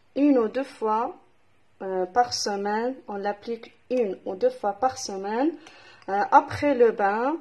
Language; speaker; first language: French; non-native, local second language; Arabic